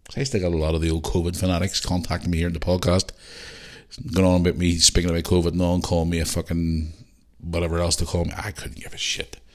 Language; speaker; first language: English; native; English